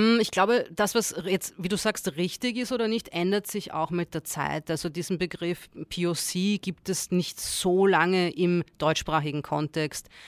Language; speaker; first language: German; early bilingual, other home language; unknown